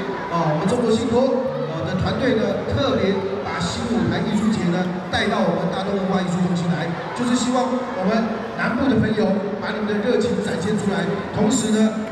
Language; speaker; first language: Chinese; native; Chinese